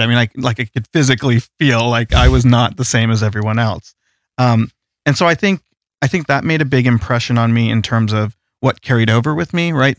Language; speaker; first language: English; early bilingual, other home language; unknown